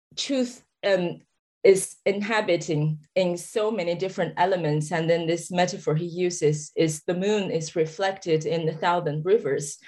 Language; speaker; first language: English; non-native, fluent; Chinese